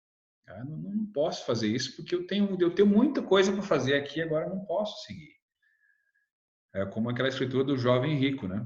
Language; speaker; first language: Portuguese; native; Portuguese